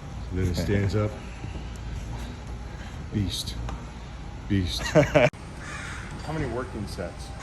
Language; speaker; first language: English; native; English